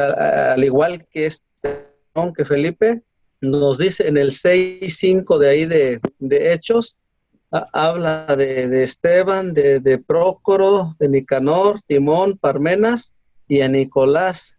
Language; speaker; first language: Spanish; native; Spanish